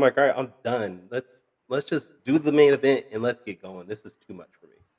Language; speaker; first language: English; native; English